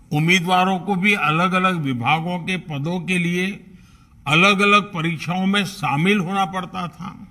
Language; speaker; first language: Hindi; non-native, local second language; Gujarati